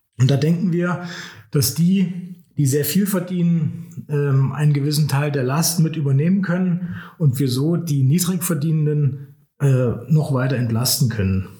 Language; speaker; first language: German; native; German